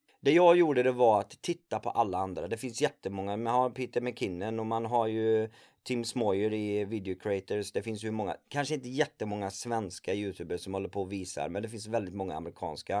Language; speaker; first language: Swedish; native; Swedish